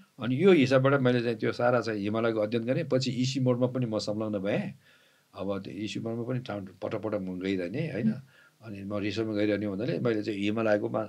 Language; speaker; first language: Nepali; non-native, local second language; Tibetan